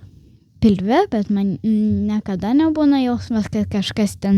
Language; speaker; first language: Lithuanian; early bilingual, heritage; Lithuanian